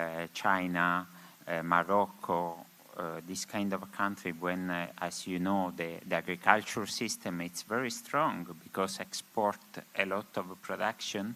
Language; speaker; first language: English; non-native, learner; Spanish